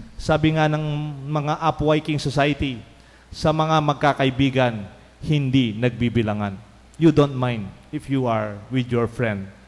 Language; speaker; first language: Filipino; non-native, local second language; Pampanga